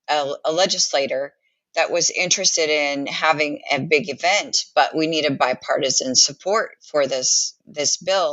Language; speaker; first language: English; native; English